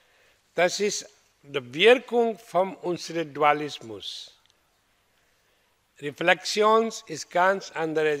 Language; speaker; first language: German; non-native, learner; Hindi